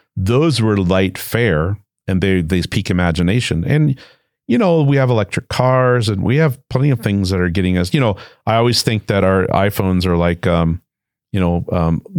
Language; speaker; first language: English; native; English